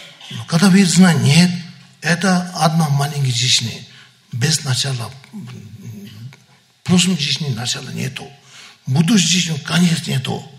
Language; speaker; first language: Russian; non-native, learner; Tibetan